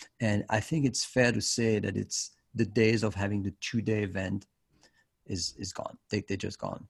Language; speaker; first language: English; non-native, fluent; French